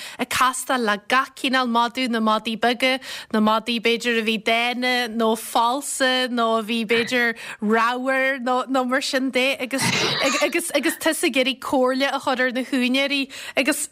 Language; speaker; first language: Irish; native; Irish